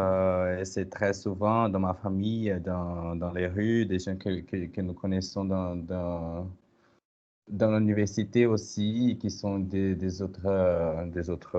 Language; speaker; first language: French; non-native, learner; Portuguese